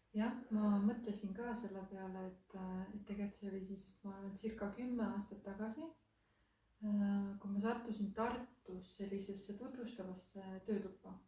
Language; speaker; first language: Estonian; native; Estonian